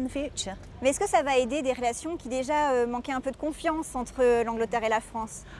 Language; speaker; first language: French; native; French